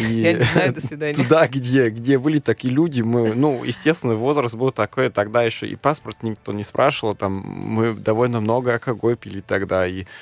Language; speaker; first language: Russian; non-native, fluent; German